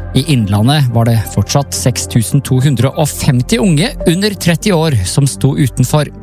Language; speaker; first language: Norwegian; native; Norwegian